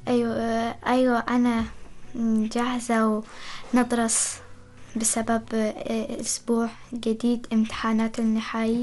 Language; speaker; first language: Arabic; non-native, learner; Persian